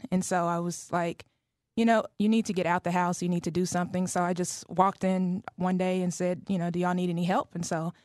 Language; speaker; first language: English; native; English